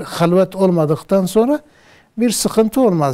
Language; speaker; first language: Turkish; non-native, local second language; Kurdish